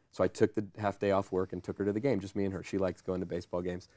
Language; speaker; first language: English; native; English